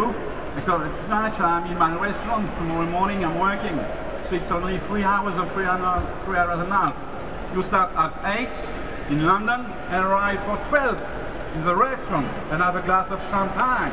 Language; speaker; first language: English; non-native, learner; French